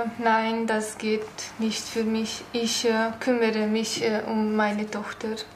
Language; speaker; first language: German; non-native, learner; Hungarian